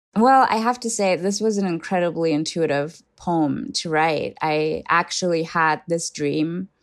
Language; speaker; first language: English; non-native, fluent; German